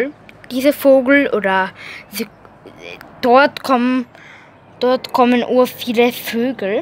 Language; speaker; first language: German; early bilingual, other home language; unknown